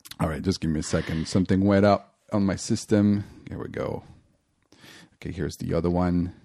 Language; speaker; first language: English; non-native, local second language; French